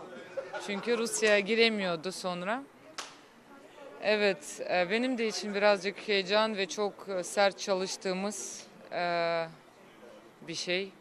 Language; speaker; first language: Turkish; non-native, fluent; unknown